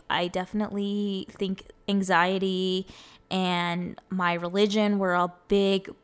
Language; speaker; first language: English; early bilingual, other home language; Spanish